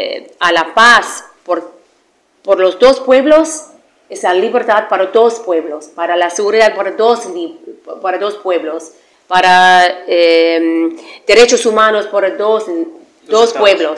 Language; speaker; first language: Spanish; non-native, fluent; Arabic